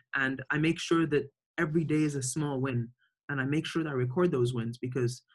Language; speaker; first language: English; early bilingual, other home language; Arabic